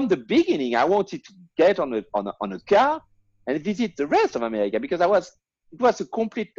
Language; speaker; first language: English; non-native, fluent; French